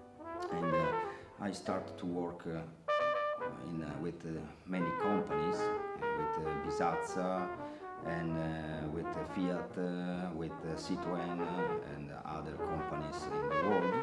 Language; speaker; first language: English; non-native, learner; Italian